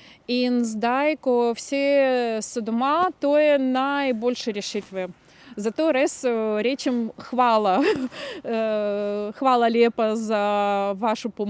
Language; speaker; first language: Slovenian; non-native, local second language; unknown